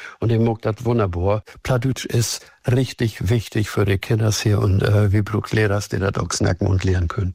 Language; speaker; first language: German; native; German